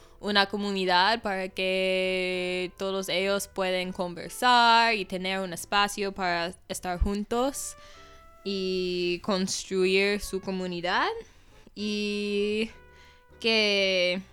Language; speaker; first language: Spanish; non-native, fluent; English